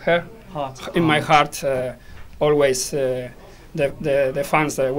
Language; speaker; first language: English; non-native, learner; Spanish